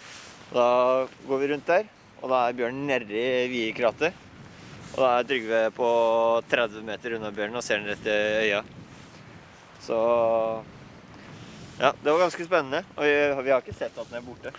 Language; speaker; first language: Norwegian; native; Norwegian